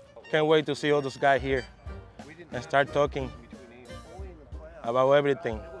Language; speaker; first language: English; non-native, learner; Spanish